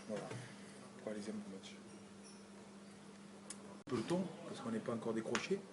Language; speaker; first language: French; native; French